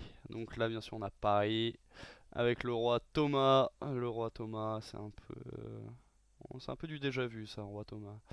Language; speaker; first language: French; native; French